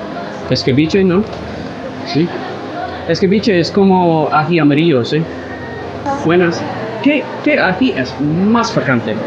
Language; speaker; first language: Spanish; non-native, learner; English